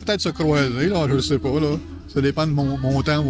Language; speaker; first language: French; native; French